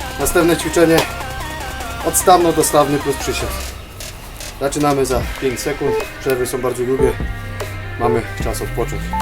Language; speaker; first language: Polish; native; Polish